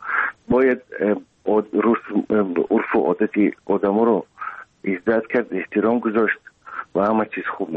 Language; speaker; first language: Persian; non-native, local second language; Russian